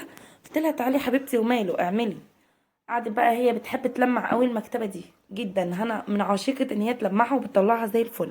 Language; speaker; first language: Arabic; native; Arabic